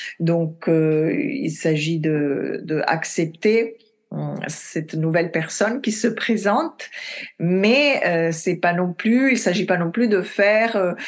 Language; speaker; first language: French; non-native, fluent; Italian